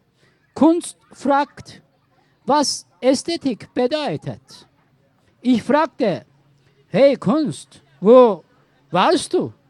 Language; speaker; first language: German; non-native, learner; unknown